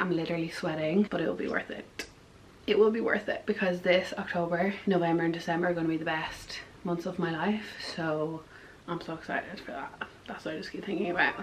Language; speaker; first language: English; native; English